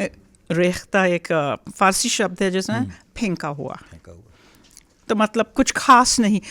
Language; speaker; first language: Hindi; early bilingual, heritage; Hindi